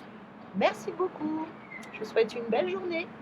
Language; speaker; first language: French; native; French